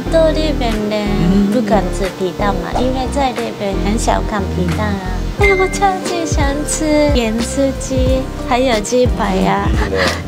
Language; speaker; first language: Chinese; non-native, fluent; Japanese